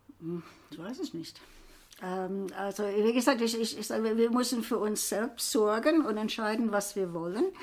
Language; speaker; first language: German; non-native, fluent; English